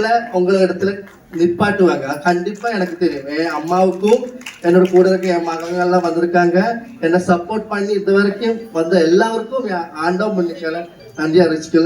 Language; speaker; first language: Tamil; non-native, learner; Malayalam